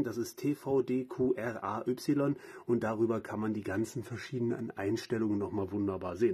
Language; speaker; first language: German; native; German